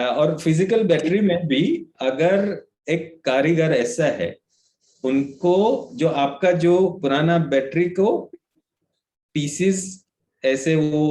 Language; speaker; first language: Hindi; native; Hindi